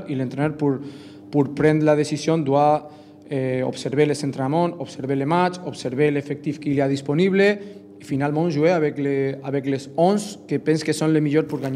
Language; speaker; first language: French; non-native, learner; Spanish